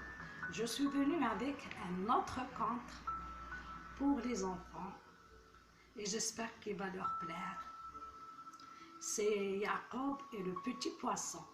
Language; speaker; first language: French; non-native, local second language; Arabic